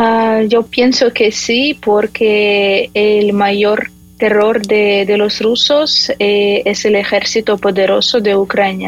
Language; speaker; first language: Spanish; non-native, fluent; Ukrainian